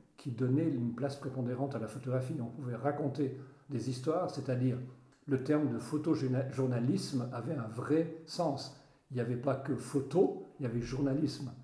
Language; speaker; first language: French; non-native, local second language; Swiss German